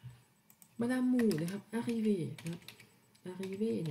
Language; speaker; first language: French; non-native, learner; Thai